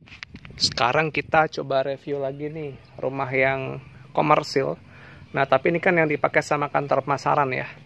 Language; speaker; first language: Indonesian; native; Indonesian